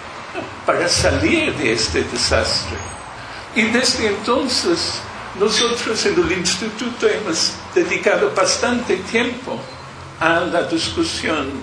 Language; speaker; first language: Spanish; non-native, fluent; English